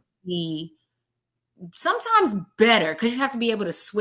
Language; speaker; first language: English; native; English